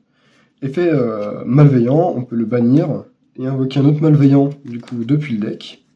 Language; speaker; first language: French; native; French